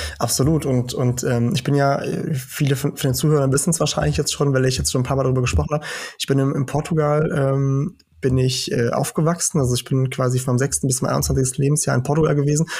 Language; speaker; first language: German; early bilingual, heritage; German